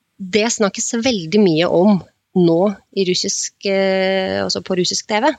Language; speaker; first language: Norwegian; non-native, fluent; Russian